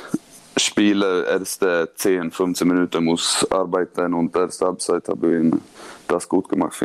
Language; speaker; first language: German; non-native, learner; Swedish